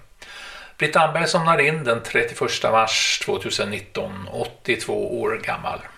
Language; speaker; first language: Swedish; native; Swedish